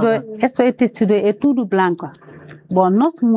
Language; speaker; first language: Portuguese; non-native, learner; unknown